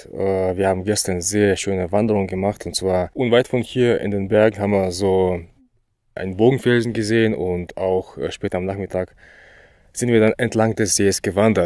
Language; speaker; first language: German; non-native, fluent; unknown